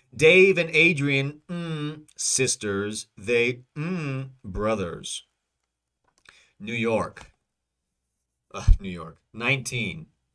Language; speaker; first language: English; native; English